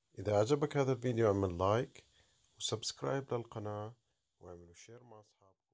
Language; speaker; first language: Arabic; native; Arabic